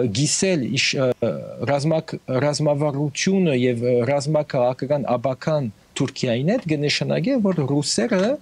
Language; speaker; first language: Armenian; early bilingual, heritage; Armenian